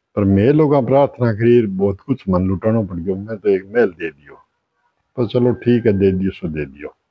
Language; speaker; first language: Hindi; native; Hindi